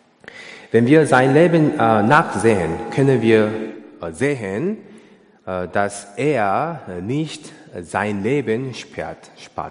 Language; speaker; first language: German; non-native, learner; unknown